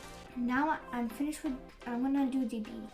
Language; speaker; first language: English; native; English